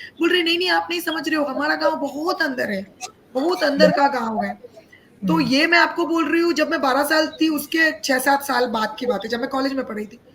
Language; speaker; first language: Hindi; non-native, local second language; Bangla